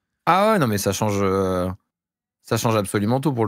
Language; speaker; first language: French; native; French